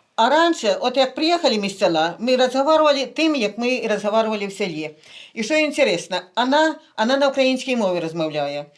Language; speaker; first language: Ukrainian; native; Ukrainian